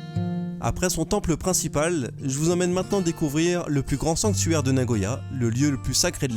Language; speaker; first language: French; native; French